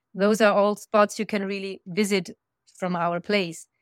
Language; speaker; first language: English; non-native, fluent; German